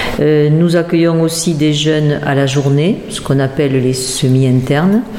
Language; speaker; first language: French; native; French